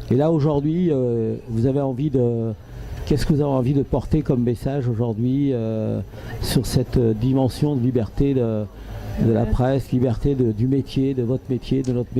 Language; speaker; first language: French; native; French